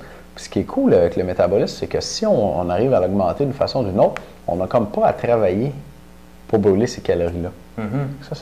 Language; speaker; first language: French; native; French